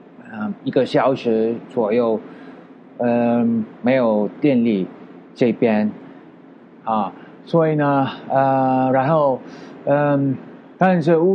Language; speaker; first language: Chinese; non-native, learner; Filipino